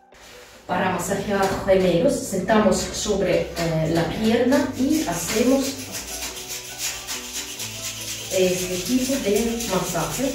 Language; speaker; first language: Spanish; non-native, fluent; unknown